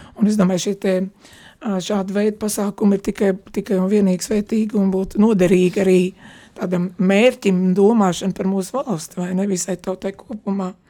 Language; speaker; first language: Latvian; native; Latvian